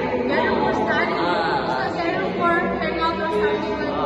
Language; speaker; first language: English; non-native, learner; Indonesian